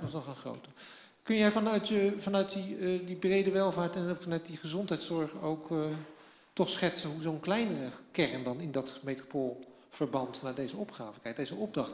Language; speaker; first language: Dutch; native; Dutch